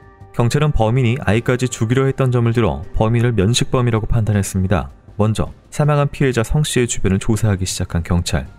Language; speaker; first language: Korean; native; Korean